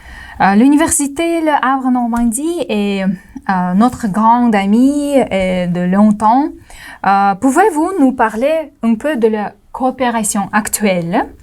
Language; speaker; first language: French; non-native, learner; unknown